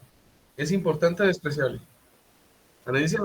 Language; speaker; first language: Spanish; native; Spanish